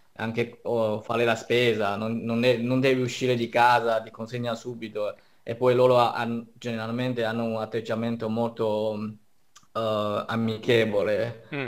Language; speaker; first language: Italian; non-native, fluent; Chinese